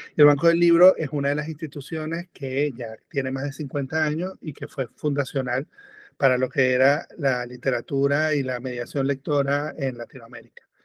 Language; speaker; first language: Spanish; native; Spanish